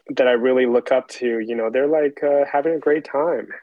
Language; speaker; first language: English; early bilingual, other home language; Chinese